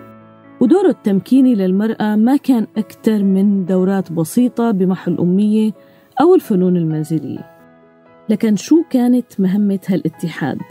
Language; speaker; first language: Arabic; native; Arabic